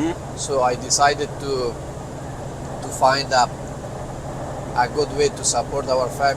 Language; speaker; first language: English; non-native, learner; Persian